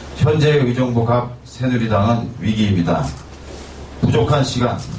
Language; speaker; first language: Korean; native; Korean